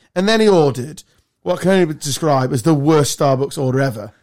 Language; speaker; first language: English; native; English